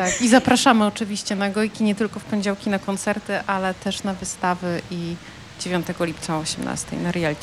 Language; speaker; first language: Polish; native; Polish